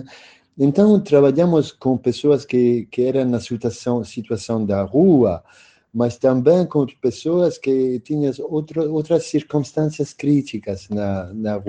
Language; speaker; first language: Portuguese; non-native, fluent; Italian